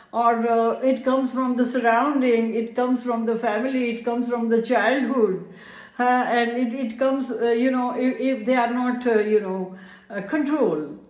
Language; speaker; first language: English; non-native, local second language; Gujarati